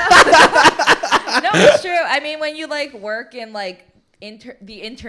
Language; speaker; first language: English; native; English